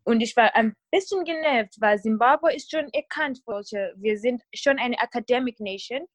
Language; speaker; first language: German; non-native, fluent; North Ndebele